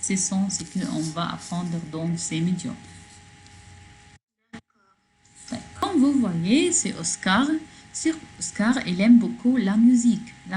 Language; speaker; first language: French; non-native, learner; Arabic